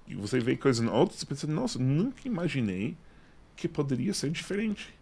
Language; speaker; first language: Portuguese; non-native, fluent; English